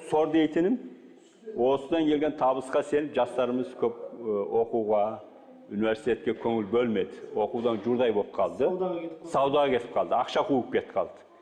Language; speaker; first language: Kazakh; early bilingual, heritage; Kazakh